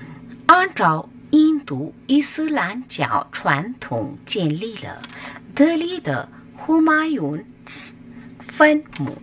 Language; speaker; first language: Chinese; non-native, fluent; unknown